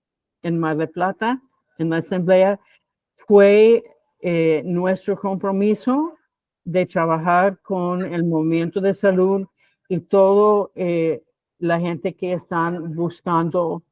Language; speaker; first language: Spanish; non-native, fluent; English